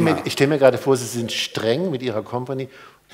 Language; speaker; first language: German; native; German